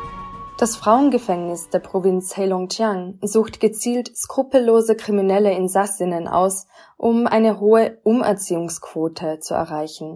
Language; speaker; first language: German; native; German